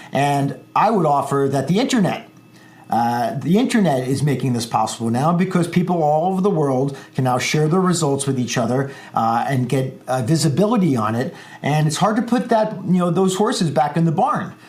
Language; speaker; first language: English; native; English